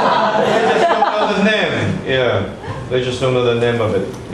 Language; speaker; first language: English; non-native, fluent; Chinese